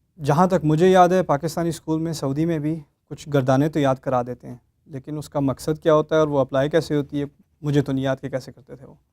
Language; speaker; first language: Urdu; early bilingual, heritage; Urdu